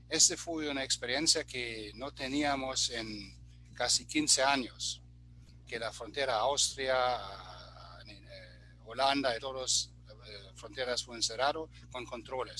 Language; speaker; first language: Spanish; non-native, fluent; German